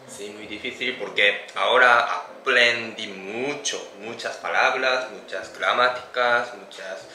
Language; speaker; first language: Spanish; non-native, learner; Japanese